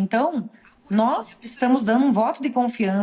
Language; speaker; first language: Portuguese; native; Portuguese